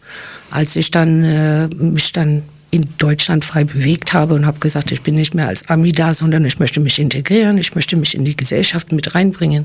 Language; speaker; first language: German; non-native, fluent; English